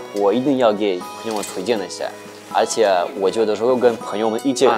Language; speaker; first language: Chinese; non-native, fluent; Russian